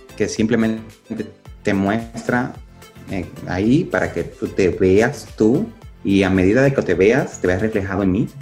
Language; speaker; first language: Spanish; native; Spanish